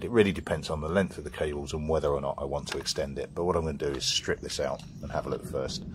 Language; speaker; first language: English; native; English